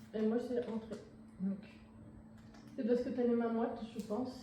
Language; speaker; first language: French; native; French